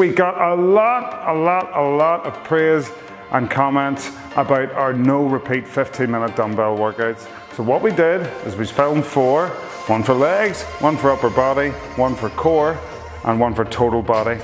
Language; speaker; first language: English; native; English